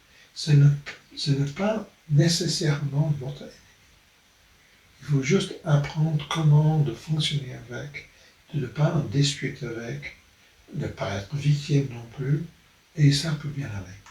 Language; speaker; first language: French; non-native, fluent; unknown